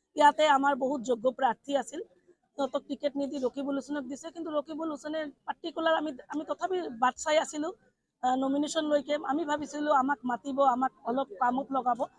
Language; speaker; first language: Assamese; non-native, local second language; Bangla